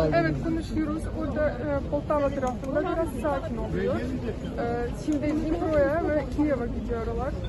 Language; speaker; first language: Turkish; non-native, learner; Ukrainian